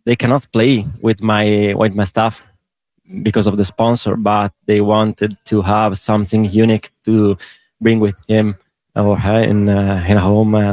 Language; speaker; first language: English; non-native, learner; Italian